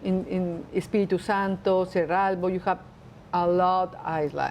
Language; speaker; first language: English; non-native, learner; Spanish